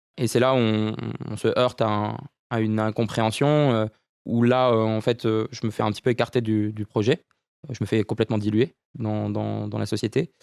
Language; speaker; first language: French; early bilingual, other home language; Romanian